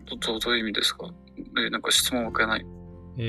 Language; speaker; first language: Japanese; non-native, learner; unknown